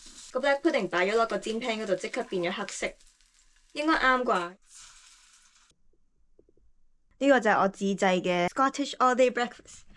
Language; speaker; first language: Cantonese; native; Cantonese